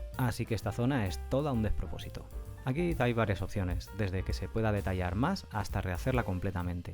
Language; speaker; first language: Spanish; native; Spanish